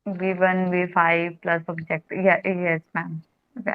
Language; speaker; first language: English; non-native, learner; Hindi